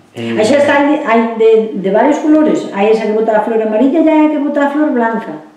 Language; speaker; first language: Galician; native; Galician